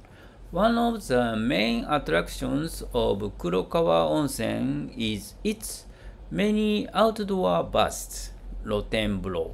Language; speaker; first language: English; non-native, learner; Japanese